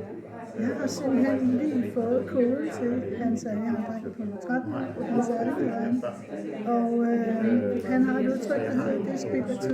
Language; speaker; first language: Danish; native; Danish